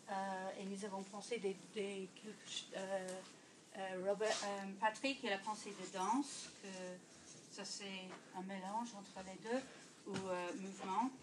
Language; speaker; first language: French; non-native, fluent; English